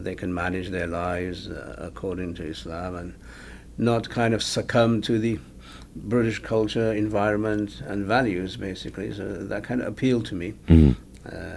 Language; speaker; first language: English; native; English